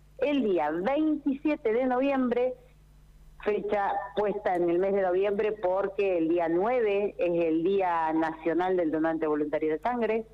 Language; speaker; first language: Spanish; native; Spanish